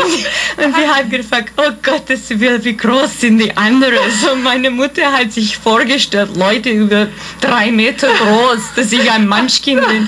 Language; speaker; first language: German; non-native, fluent; Hungarian